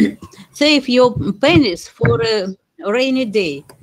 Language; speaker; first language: English; non-native, learner; Russian